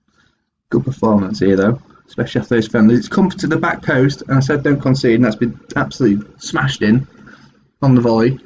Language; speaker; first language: English; native; English